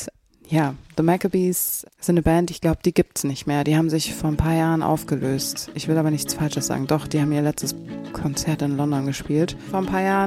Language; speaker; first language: German; native; German